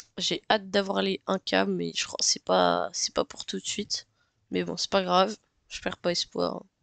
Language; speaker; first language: French; native; French